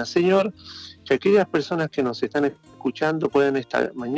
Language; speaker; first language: Spanish; native; Spanish